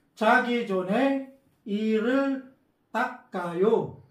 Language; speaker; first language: Korean; non-native, fluent; Filipino